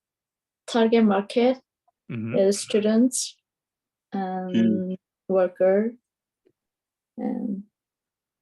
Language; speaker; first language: English; non-native, learner; Korean